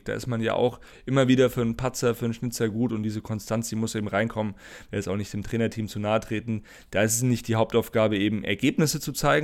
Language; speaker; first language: German; native; German